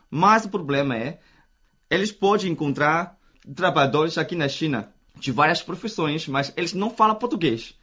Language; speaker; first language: Portuguese; non-native, fluent; Chinese